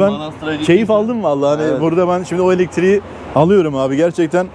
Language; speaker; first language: Turkish; native; Turkish